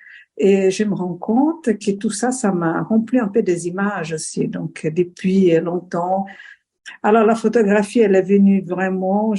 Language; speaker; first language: French; non-native, fluent; Portuguese